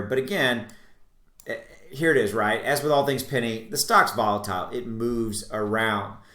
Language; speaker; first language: English; native; English